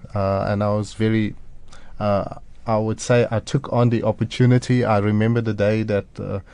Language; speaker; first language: English; native; English